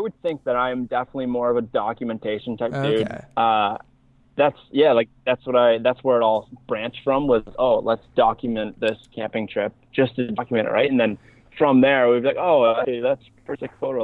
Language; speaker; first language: English; native; English